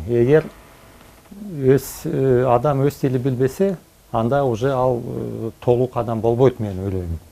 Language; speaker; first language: Kyrgyz; non-native, learner; Russian